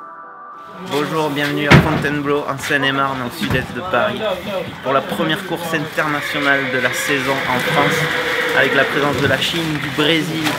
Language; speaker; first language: French; native; French